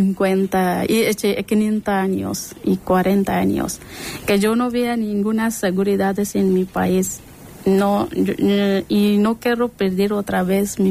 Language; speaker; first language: Spanish; non-native, learner; Persian